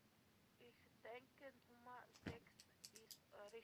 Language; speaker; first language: German; non-native, learner; Macedonian